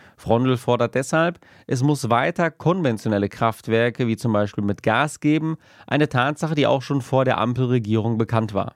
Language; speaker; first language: German; native; German